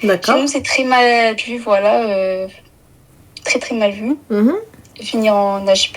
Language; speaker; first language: French; early bilingual, other home language; Arabic